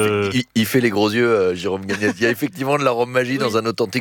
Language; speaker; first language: French; native; French